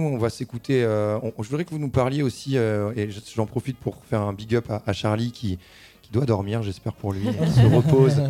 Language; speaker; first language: French; native; French